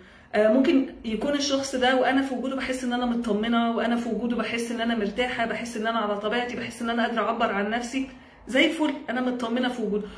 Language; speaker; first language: Arabic; native; Arabic